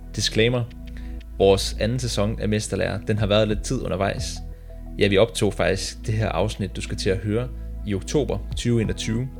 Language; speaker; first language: Danish; native; Danish